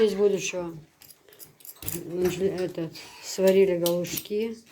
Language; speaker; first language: Russian; non-native, local second language; Chechen